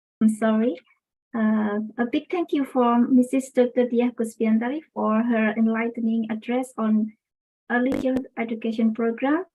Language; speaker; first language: English; non-native, local second language; Indonesian